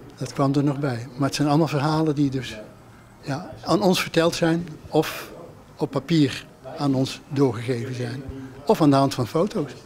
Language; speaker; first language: Dutch; native; Dutch